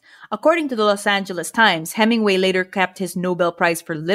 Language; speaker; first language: English; non-native, local second language; Filipino